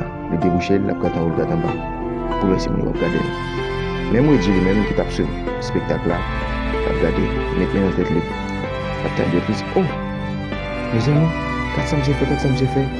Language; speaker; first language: French; non-native, learner; Haitian Creole